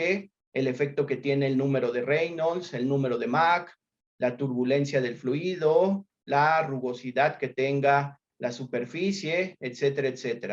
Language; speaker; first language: Spanish; native; Spanish